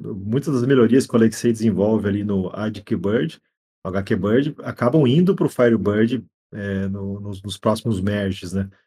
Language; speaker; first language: Portuguese; native; Portuguese